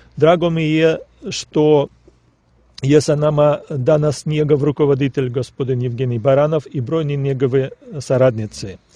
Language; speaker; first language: Serbian; non-native, fluent; Russian